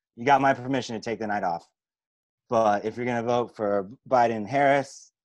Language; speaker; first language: English; native; English